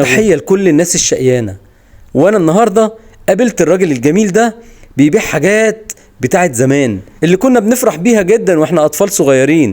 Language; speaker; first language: Arabic; native; Arabic